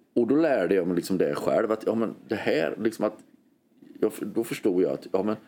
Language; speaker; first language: Swedish; native; Swedish